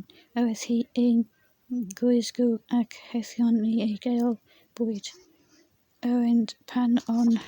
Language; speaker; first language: Welsh; non-native, learner; English